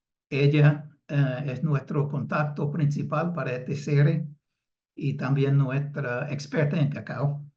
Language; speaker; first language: Spanish; non-native, fluent; English